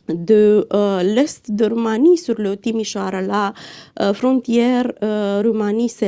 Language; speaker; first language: French; non-native, fluent; Romanian